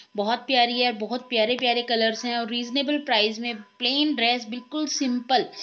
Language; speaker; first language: Hindi; native; Hindi